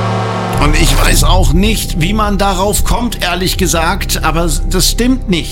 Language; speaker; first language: German; native; German